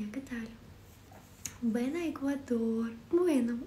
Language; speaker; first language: Spanish; non-native, learner; Ukrainian